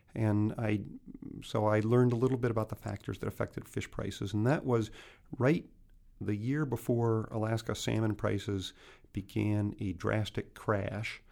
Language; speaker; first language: English; native; English